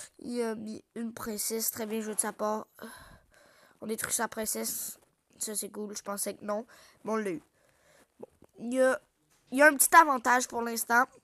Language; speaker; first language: French; native; French